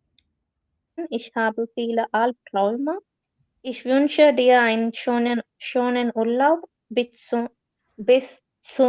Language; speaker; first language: German; non-native, learner; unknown